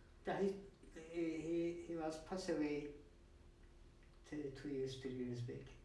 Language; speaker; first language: English; non-native, learner; Turkish